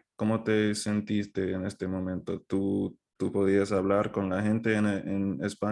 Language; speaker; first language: Spanish; non-native, fluent; English